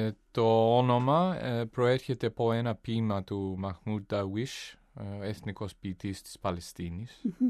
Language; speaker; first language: Greek; non-native, fluent; English